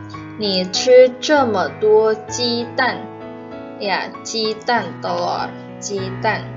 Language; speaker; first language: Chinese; non-native, fluent; Indonesian